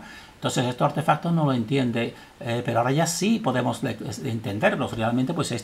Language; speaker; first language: Spanish; native; Spanish